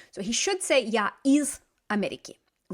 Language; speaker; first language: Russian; non-native, fluent; English